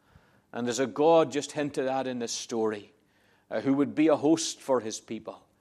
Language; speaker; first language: English; native; English